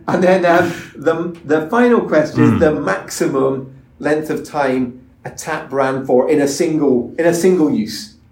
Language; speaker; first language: English; native; English